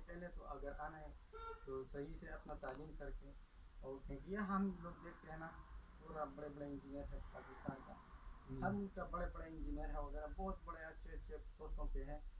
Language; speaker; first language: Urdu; non-native, local second language; Pashto